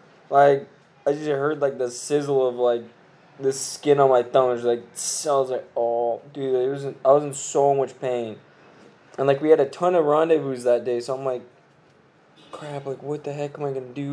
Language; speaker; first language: English; native; English